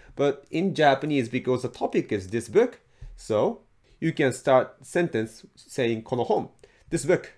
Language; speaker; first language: English; non-native, fluent; Japanese